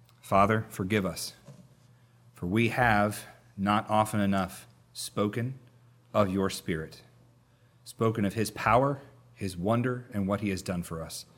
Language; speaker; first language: English; native; English